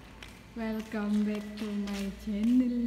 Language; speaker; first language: English; non-native, learner; Indonesian